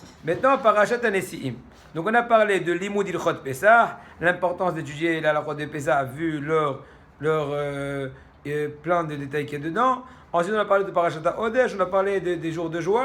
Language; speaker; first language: French; native; French